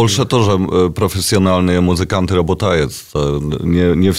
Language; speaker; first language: Russian; non-native, learner; Polish